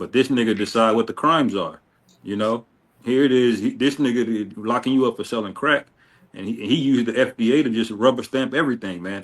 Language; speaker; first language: English; native; English